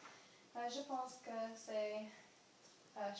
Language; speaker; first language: French; non-native, learner; English